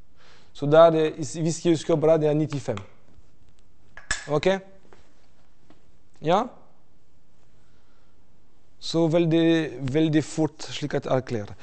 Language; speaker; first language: Norwegian; non-native, fluent; French